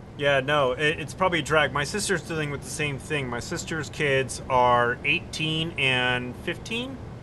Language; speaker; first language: English; native; English